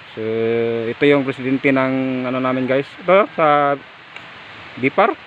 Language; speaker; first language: Filipino; native; Filipino